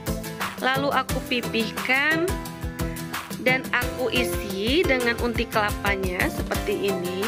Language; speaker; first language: Indonesian; native; Indonesian